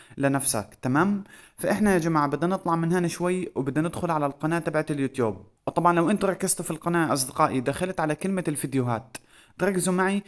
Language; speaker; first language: Arabic; native; Arabic